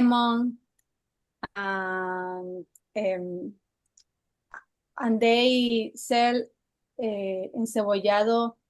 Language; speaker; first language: English; non-native, learner; Spanish